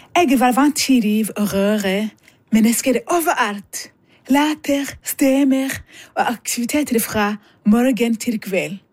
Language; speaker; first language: Norwegian; non-native, fluent; Rundi